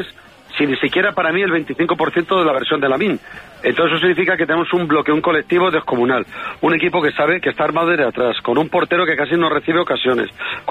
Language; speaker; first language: Spanish; native; Spanish